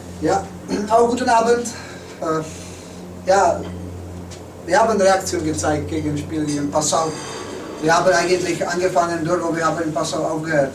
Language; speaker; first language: German; non-native, fluent; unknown